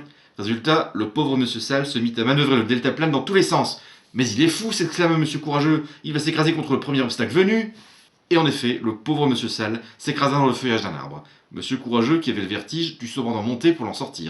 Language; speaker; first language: French; native; French